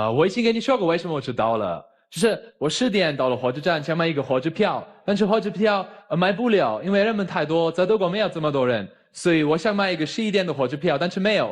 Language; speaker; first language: Chinese; non-native, fluent; German